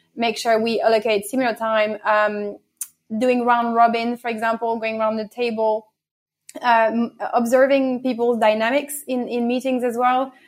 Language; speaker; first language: English; non-native, fluent; French